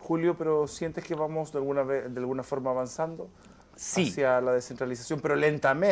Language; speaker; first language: Spanish; native; Spanish